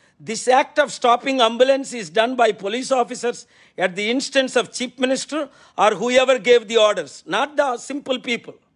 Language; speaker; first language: English; non-native, local second language; Telugu